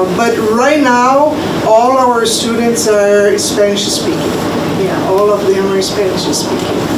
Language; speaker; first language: English; non-native, fluent; Portuguese